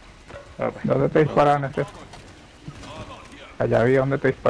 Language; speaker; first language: Spanish; native; Spanish